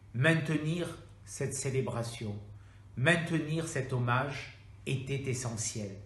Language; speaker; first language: French; native; French